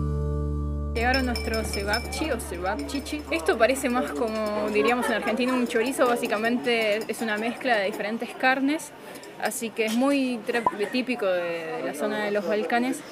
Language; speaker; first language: Spanish; native; Spanish